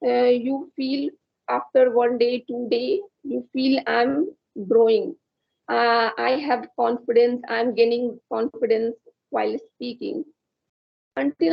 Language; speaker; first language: English; non-native, learner; Hindi